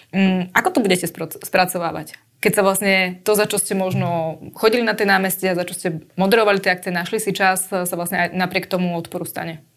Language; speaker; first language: Slovak; native; Slovak